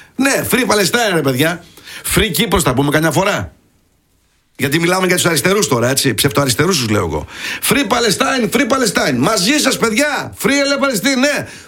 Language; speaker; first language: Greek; early bilingual, heritage; Greek